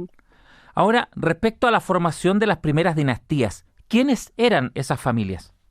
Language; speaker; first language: Spanish; native; Spanish